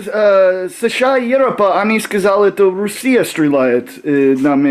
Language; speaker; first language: Russian; non-native, learner; English